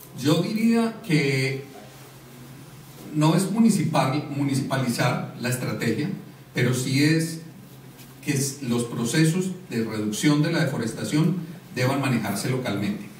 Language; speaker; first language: Spanish; native; Spanish